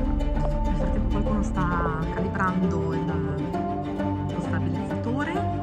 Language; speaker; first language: Italian; native; Italian